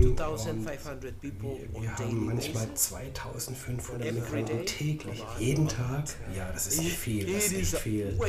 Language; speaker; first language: German; non-native, fluent; Spanish